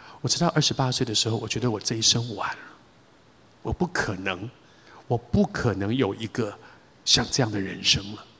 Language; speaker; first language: Chinese; native; Chinese